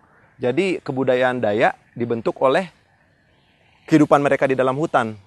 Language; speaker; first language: Indonesian; native; Indonesian